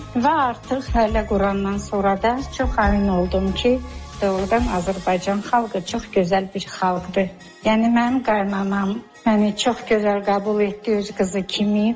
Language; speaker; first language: Azerbaijani; non-native, fluent; Georgian